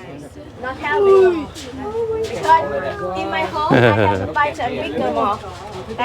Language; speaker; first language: English; non-native, learner; Vietnamese